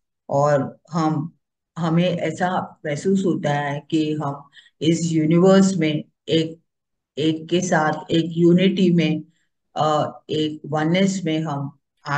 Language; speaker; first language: Hindi; non-native, local second language; Marathi